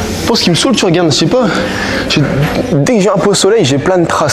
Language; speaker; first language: French; native; French